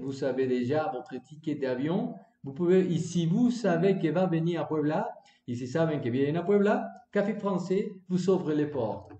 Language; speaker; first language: French; non-native, learner; Spanish